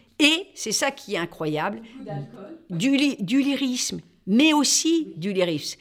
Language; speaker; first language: French; native; French